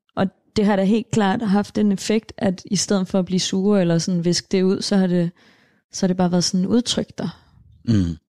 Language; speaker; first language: Danish; native; Danish